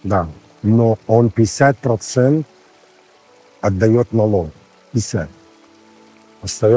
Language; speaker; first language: Russian; non-native, fluent; Arabic